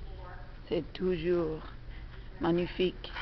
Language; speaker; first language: French; non-native, learner; English